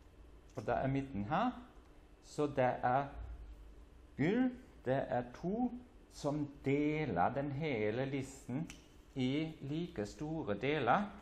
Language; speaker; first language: Norwegian; non-native, fluent; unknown